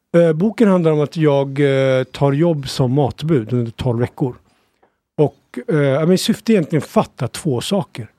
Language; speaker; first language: Swedish; early bilingual, other home language; Punjabi